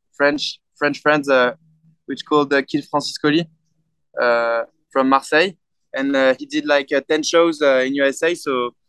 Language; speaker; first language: English; non-native, fluent; French